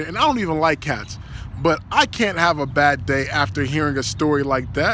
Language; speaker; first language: English; native; English